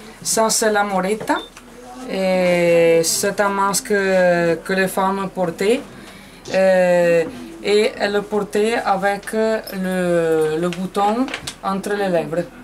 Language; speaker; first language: French; non-native, fluent; Italian